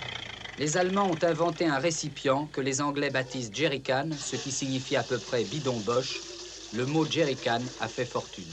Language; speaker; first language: French; native; French